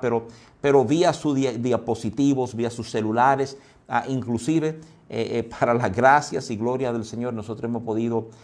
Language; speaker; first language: Spanish; native; Spanish